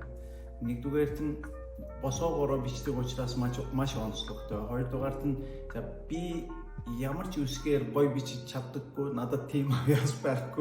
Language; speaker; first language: Mongolian; non-native, fluent; Turkish